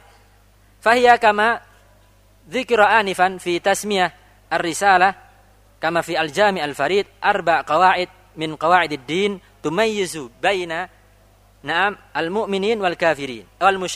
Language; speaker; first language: Arabic; non-native, fluent; Indonesian